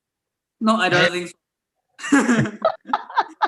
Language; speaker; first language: English; non-native, learner; Thai